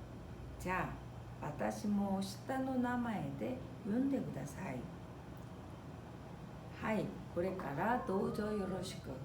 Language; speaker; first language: Japanese; non-native, fluent; Korean